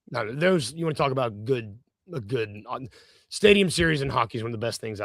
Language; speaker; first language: English; native; English